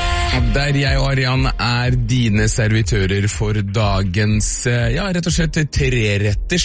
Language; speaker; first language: Norwegian; native; Norwegian